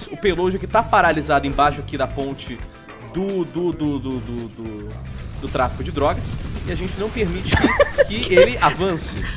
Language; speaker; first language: Portuguese; native; Portuguese